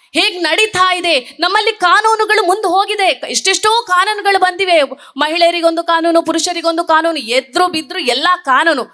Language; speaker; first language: Kannada; non-native, local second language; Tulu